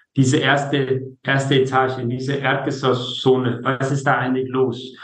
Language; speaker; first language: German; non-native, fluent; Danish